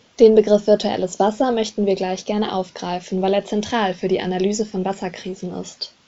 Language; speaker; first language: German; native; German